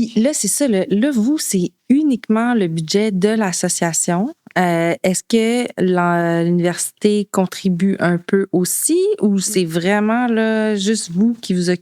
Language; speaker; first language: French; native; French